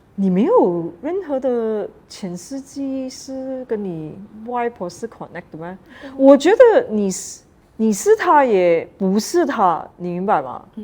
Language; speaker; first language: Chinese; native; Chinese